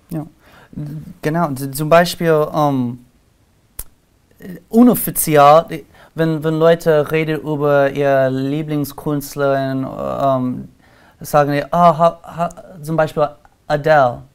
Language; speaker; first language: German; non-native, learner; English